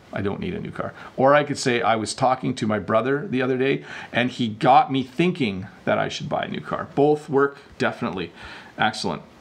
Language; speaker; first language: English; native; English